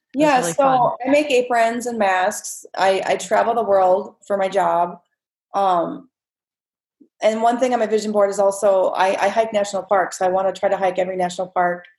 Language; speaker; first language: English; native; English